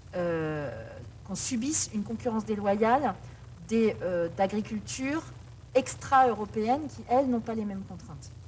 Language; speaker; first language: French; native; French